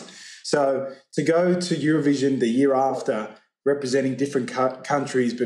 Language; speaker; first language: English; native; English